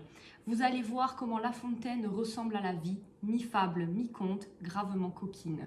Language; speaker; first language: French; native; French